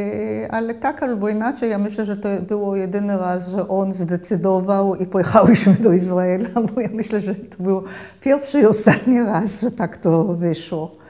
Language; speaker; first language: Polish; early bilingual, heritage; Polish